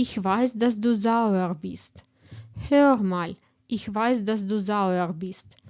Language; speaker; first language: German; non-native, fluent; Ukrainian